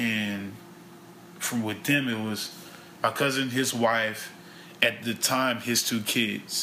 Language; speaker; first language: English; native; English